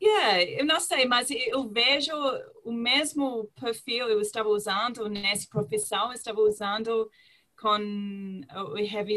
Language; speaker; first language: Portuguese; non-native, fluent; English